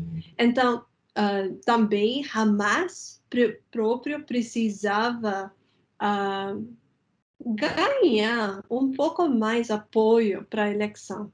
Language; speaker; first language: Portuguese; non-native, fluent; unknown